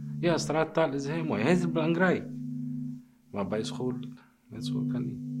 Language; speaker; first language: Dutch; non-native, learner; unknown